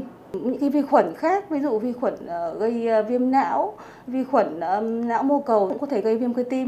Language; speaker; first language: Vietnamese; native; Vietnamese